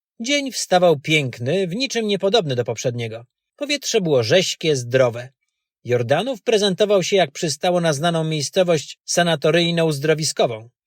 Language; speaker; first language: Polish; native; Polish